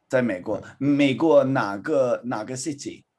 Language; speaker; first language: Chinese; non-native, learner; Swedish